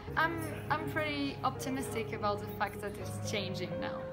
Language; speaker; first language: English; non-native, fluent; French